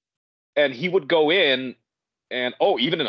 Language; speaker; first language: English; native; English